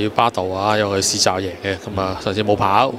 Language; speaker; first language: Cantonese; native; Cantonese